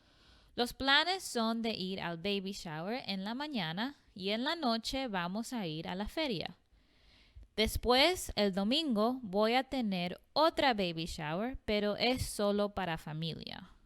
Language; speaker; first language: Spanish; non-native, fluent; English